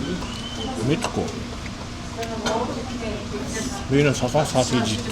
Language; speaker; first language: Mongolian; non-native, fluent; Korean